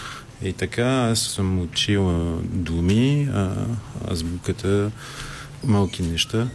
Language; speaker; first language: Bulgarian; non-native, learner; French